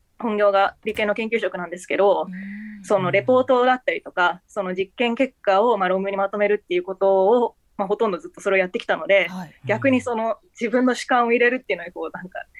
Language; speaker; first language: Japanese; early bilingual, heritage; Japanese